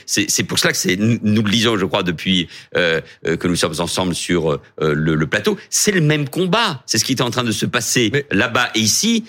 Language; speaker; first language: French; early bilingual, other home language; Catalan